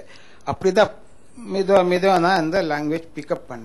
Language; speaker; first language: Tamil; non-native, local second language; Marathi